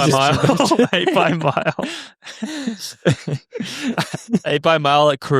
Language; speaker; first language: English; native; English